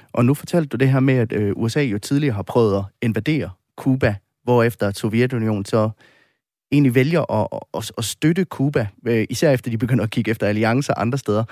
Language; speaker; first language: Danish; native; Danish